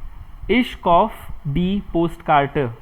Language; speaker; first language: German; non-native, fluent; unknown